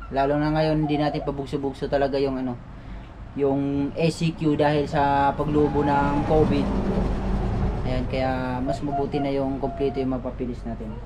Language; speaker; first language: Filipino; non-native, local second language; Cebuano